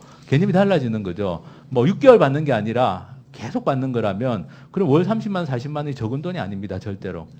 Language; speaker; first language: Korean; native; Korean